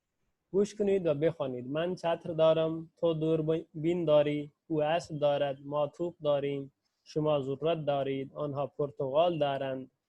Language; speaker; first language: Persian; non-native, fluent; Urdu